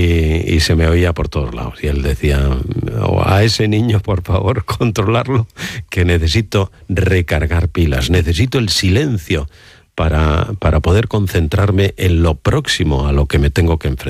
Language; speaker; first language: Spanish; native; Spanish